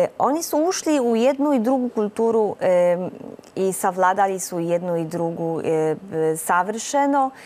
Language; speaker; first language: Croatian; non-native, fluent; Polish